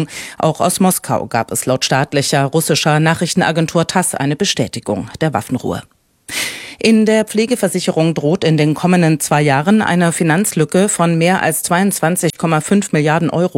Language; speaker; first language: German; native; German